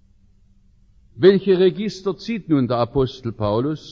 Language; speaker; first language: German; native; German